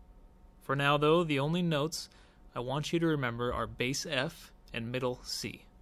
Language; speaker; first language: English; native; English